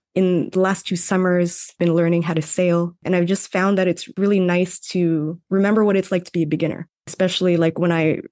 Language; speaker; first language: English; non-native, fluent; Filipino